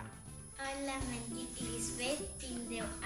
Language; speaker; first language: Catalan; non-native, learner; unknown